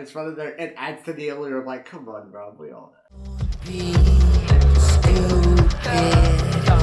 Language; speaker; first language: English; native; English